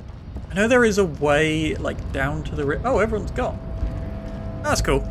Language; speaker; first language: English; native; English